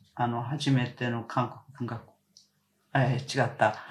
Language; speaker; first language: Japanese; non-native, fluent; Korean